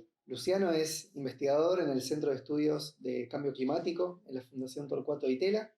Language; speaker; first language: Spanish; native; Spanish